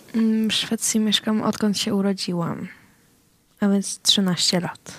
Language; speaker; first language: Polish; early bilingual, heritage; Swedish